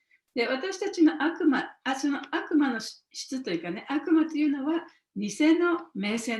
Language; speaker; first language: Japanese; native; Japanese